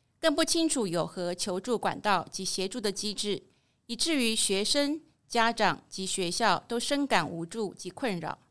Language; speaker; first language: Chinese; native; Chinese